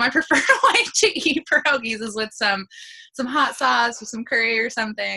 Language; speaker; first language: English; early bilingual, other home language; Polish